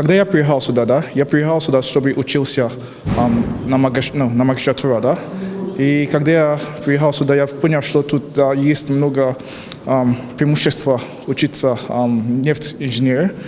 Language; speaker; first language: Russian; non-native, learner; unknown